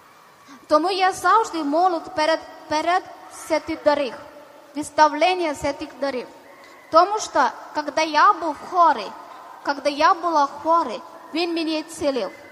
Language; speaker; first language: Ukrainian; non-native, learner; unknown